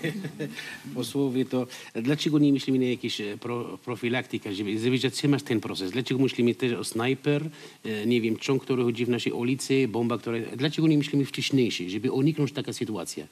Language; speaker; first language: Polish; non-native, learner; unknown